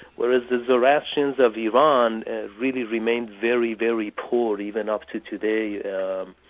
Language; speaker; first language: English; native; English